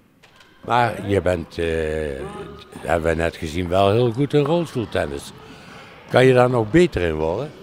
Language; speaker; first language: Dutch; native; Dutch